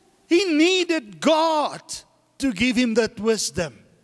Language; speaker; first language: English; non-native, local second language; Afrikaans